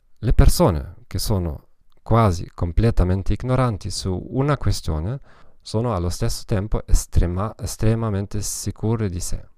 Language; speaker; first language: Italian; non-native, learner; German